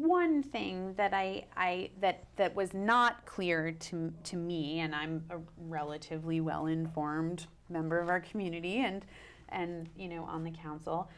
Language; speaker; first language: English; native; English